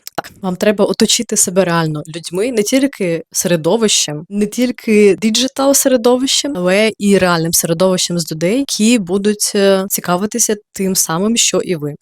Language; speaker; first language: Ukrainian; native; Ukrainian